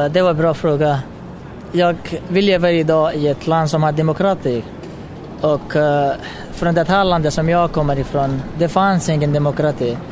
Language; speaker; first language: Swedish; non-native, fluent; Pashto